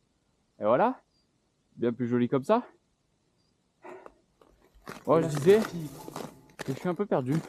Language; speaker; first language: French; native; French